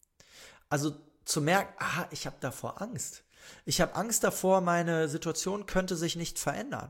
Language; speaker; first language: German; native; German